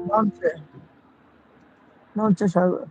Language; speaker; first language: Italian; non-native, learner; Bangla